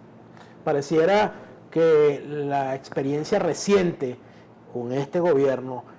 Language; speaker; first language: Spanish; native; Spanish